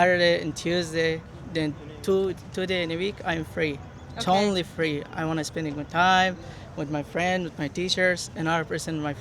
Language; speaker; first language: English; non-native, learner; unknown